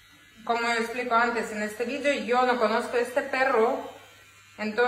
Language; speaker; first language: Spanish; non-native, learner; Ukrainian